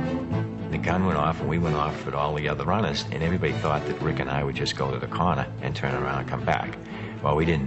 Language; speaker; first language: English; native; English